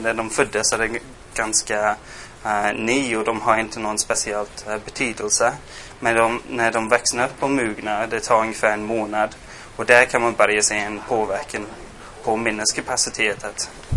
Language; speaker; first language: Swedish; non-native, fluent; English